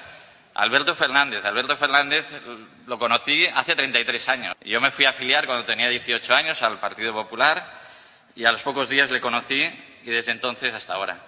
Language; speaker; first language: Spanish; native; Spanish